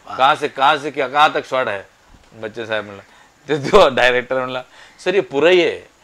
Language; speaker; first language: Hindi; non-native, local second language; Marathi